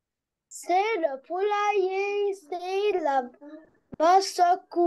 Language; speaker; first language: French; non-native, learner; Arabic